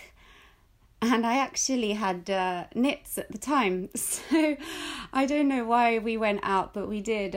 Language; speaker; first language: English; early bilingual, other home language; Russian